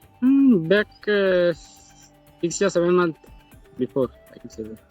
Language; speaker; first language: English; non-native, learner; Santali